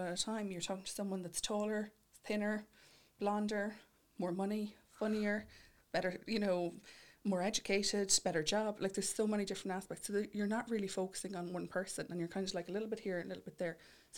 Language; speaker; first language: English; native; English